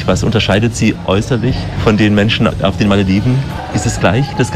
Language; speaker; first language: German; native; German